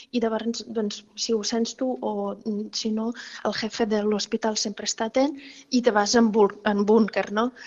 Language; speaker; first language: Catalan; non-native, fluent; Ukrainian